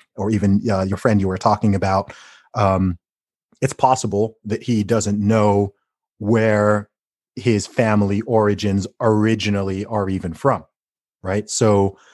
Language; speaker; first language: English; native; English